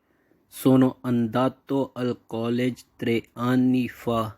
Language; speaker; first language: Italian; non-native, fluent; Urdu